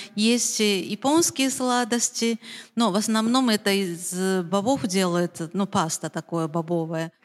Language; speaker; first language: Russian; non-native, fluent; Japanese